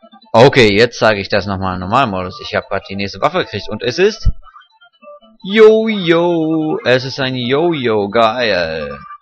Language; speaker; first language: German; native; German